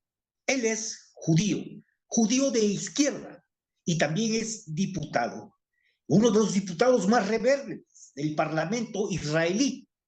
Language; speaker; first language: Spanish; native; Spanish